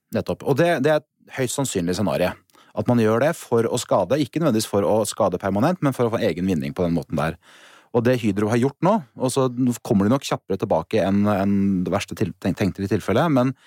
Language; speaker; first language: Norwegian; native; Norwegian